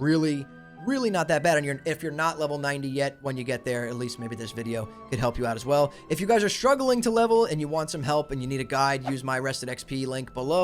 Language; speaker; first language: English; native; English